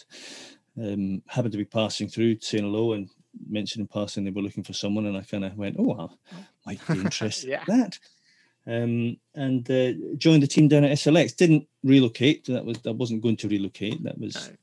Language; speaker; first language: English; native; English